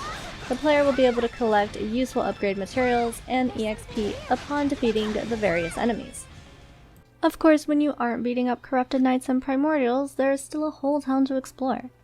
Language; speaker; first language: English; native; English